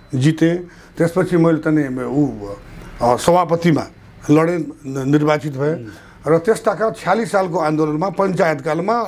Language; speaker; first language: Nepali; non-native, local second language; Bhojpuri